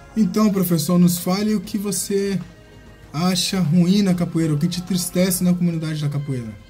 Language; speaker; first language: Portuguese; native; Portuguese